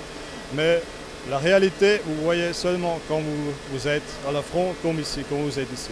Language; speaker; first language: French; non-native, local second language; Italian